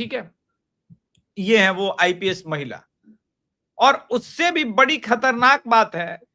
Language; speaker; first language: Hindi; native; Hindi